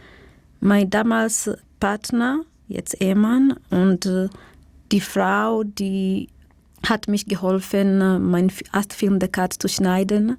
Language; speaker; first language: German; non-native, learner; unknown